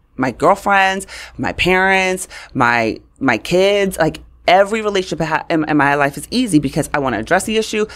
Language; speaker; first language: English; native; English